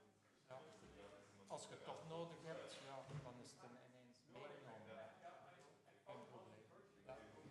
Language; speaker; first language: Dutch; native; Dutch